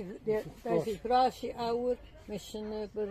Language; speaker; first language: Dutch; native; Dutch